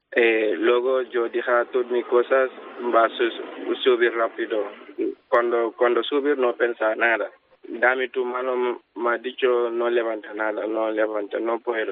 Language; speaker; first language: Spanish; non-native, learner; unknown